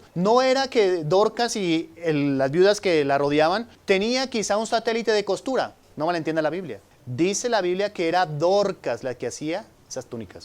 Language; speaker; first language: Spanish; native; Spanish